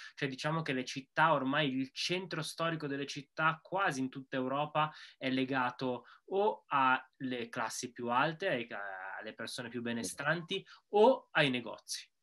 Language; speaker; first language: Italian; native; Italian